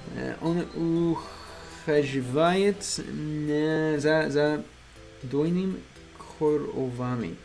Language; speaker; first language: Russian; non-native, learner; English